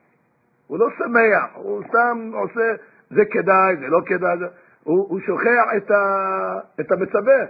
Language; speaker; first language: Hebrew; non-native, fluent; English